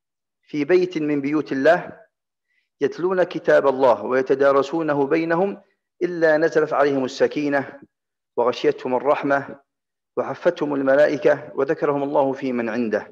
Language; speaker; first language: Arabic; native; Arabic